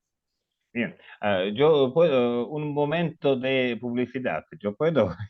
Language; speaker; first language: Spanish; non-native, learner; Russian